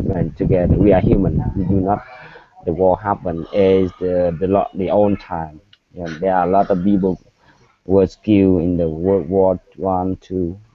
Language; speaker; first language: English; non-native, learner; Vietnamese